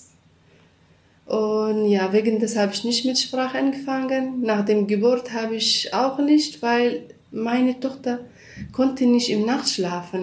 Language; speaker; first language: German; non-native, learner; Central Kurdish